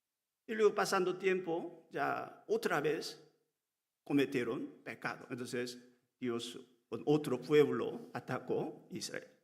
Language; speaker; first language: Spanish; non-native, learner; Korean